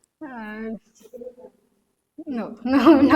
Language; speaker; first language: English; non-native, learner; Hindi